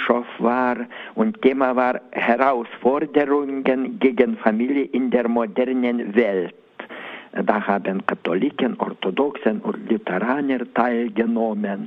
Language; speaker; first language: German; non-native, learner; Lithuanian